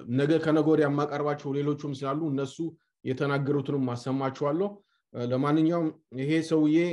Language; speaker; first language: Amharic; non-native, local second language; Tigrinya